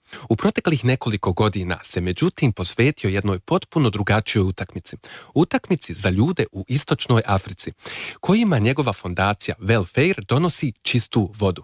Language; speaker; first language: Croatian; native; Croatian